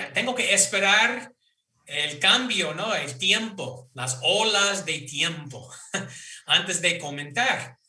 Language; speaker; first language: Spanish; non-native, fluent; English